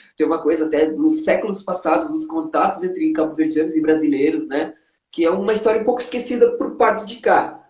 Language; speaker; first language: Portuguese; non-native, local second language; Kabuverdianu